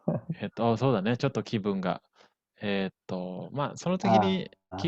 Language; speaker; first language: Japanese; non-native, fluent; Indonesian